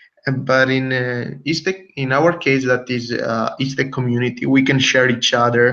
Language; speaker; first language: English; non-native, fluent; Italian